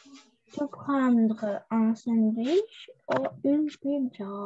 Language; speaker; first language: French; non-native, learner; Russian